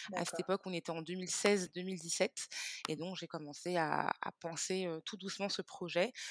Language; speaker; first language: French; early bilingual, other home language; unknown